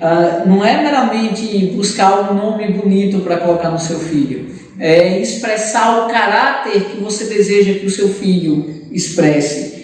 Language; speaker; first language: Portuguese; native; Portuguese